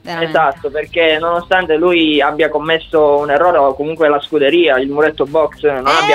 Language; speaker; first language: Italian; native; Italian